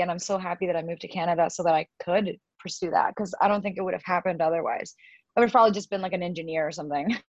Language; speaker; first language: English; early bilingual, other home language; Spanish